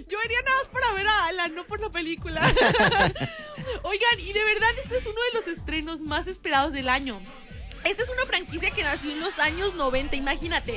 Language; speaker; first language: Spanish; native; Spanish